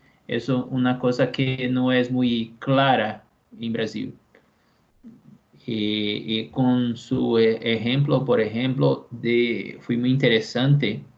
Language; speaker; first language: Spanish; non-native, fluent; Portuguese